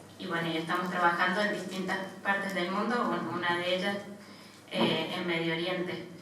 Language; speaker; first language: Spanish; native; Spanish